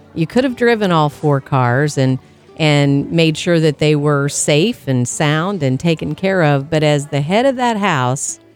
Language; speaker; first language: English; native; English